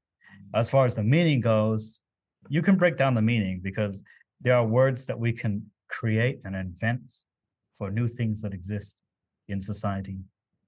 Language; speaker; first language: English; early bilingual, other home language; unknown